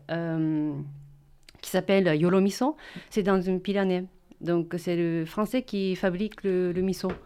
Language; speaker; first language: French; non-native, learner; Japanese